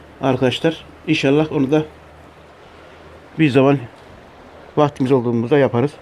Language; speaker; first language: Turkish; native; Turkish